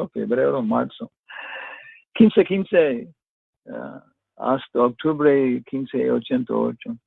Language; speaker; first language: Spanish; non-native, fluent; English